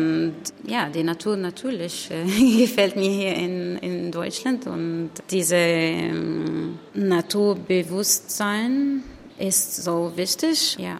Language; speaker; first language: German; non-native, learner; Arabic